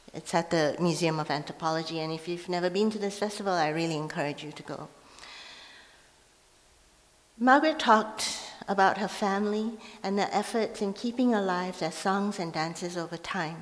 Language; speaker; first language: English; non-native, local second language; Min Nan Chinese